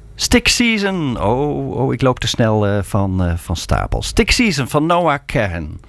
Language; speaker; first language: Dutch; native; Dutch